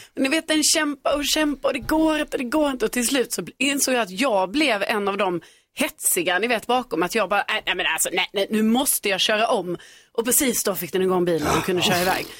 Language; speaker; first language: Swedish; native; Swedish